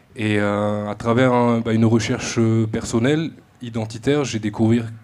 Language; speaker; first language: French; native; French